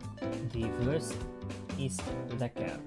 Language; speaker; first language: German; non-native, learner; English